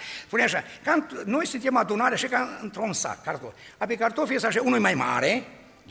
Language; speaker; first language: Romanian; native; Romanian